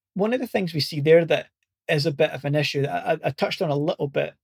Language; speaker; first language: English; native; English